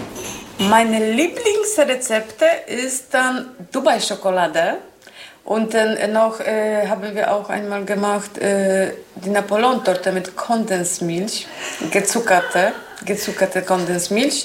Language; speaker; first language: German; non-native, learner; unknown